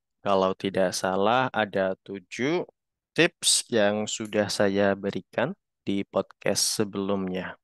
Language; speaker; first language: Indonesian; native; Indonesian